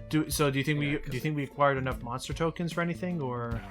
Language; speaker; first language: English; native; English